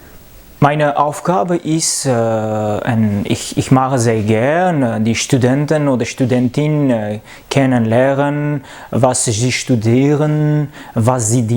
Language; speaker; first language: German; non-native, learner; French